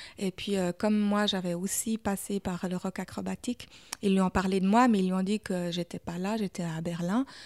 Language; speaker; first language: French; early bilingual, other home language; German